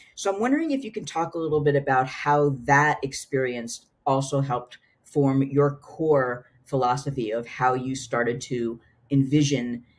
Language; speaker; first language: English; native; English